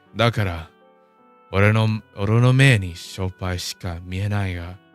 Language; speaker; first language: Japanese; non-native, learner; English